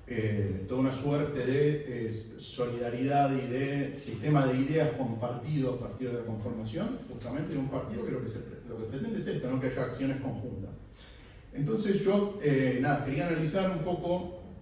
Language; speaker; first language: Spanish; native; Spanish